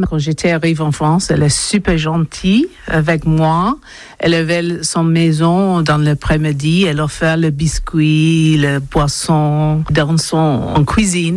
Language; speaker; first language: French; non-native, learner; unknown